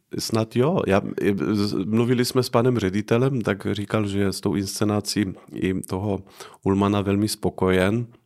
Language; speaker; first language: Czech; non-native, fluent; Slovenian